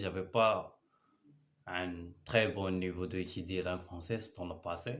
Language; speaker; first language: French; non-native, learner; Arabic